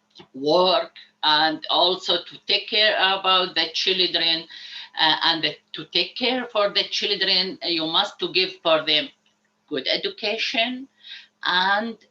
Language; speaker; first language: English; non-native, learner; Arabic